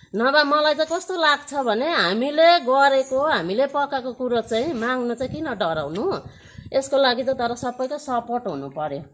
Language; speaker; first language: Nepali; native; Nepali